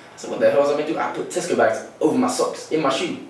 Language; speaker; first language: English; native; English